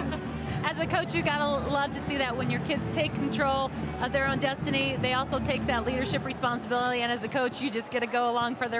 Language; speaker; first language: English; native; English